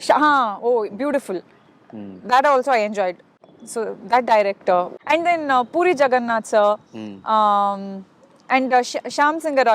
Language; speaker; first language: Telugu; non-native, fluent; Kannada